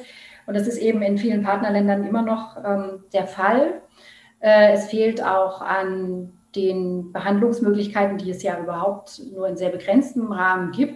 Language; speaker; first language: German; native; German